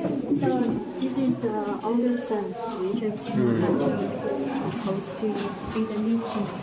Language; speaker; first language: English; non-native, fluent; Vietnamese